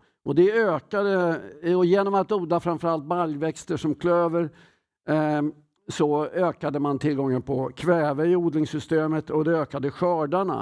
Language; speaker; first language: Swedish; native; Swedish